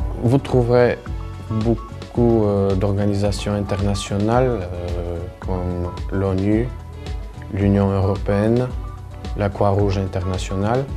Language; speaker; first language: French; non-native, learner; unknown